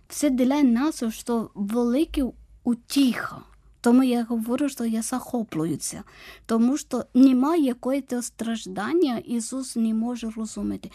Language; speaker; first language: Ukrainian; non-native, learner; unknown